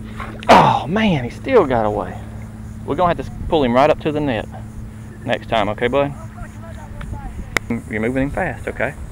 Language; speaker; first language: English; native; English